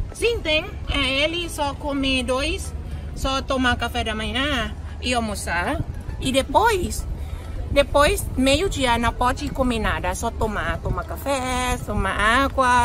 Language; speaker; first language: Portuguese; non-native, learner; Thai